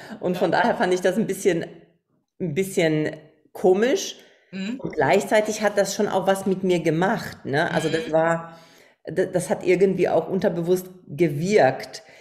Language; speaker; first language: German; non-native, fluent; Polish